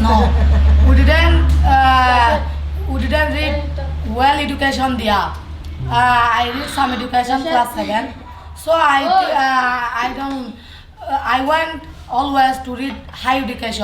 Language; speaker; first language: English; non-native, learner; Rohingya